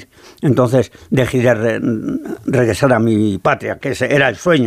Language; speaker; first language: Spanish; native; Spanish